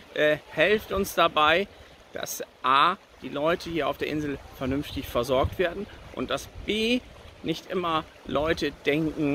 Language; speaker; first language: German; native; German